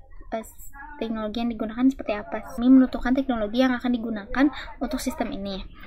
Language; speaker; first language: Indonesian; native; Indonesian